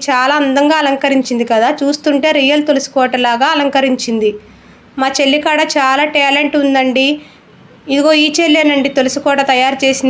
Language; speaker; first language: Telugu; native; Telugu